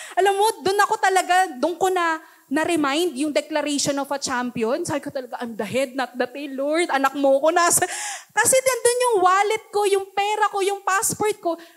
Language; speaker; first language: Filipino; early bilingual, heritage; Filipino